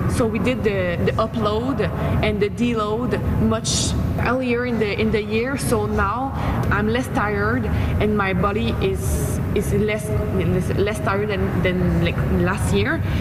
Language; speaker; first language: English; non-native, fluent; French